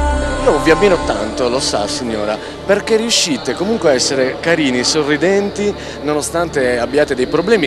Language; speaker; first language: Italian; native; Italian